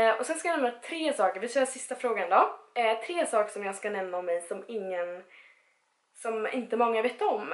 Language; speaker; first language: Swedish; early bilingual, other home language; Spanish